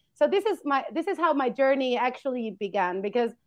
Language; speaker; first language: English; non-native, fluent; Spanish